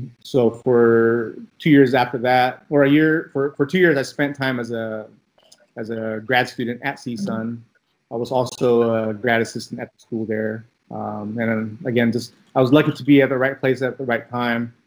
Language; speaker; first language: English; early bilingual, other home language; Filipino